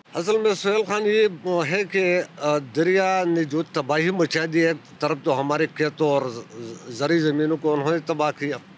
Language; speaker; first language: Urdu; non-native, local second language; Pashto